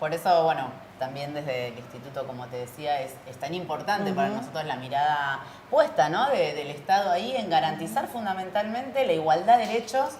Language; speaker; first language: Spanish; native; Spanish